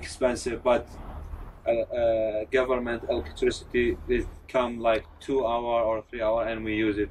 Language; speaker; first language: English; non-native, learner; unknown